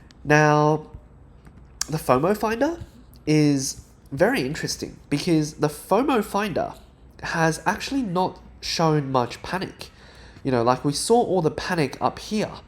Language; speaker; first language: English; native; English